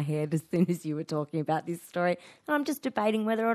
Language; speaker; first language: English; native; English